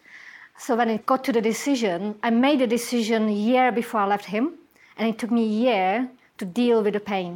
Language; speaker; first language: English; non-native, fluent; Czech